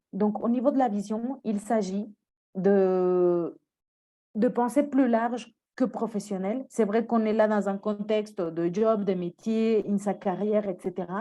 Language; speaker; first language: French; non-native, fluent; Spanish